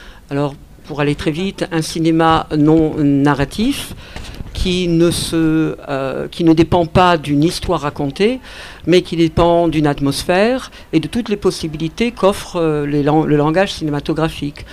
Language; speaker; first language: French; early bilingual, other home language; Catalan